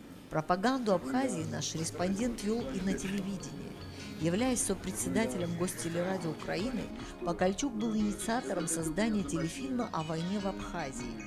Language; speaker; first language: Russian; native; Russian